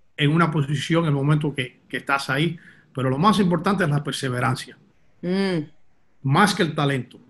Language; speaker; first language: Spanish; early bilingual, heritage; Spanish